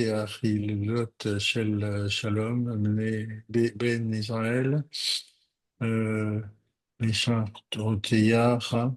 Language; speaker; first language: Hebrew; non-native, learner; French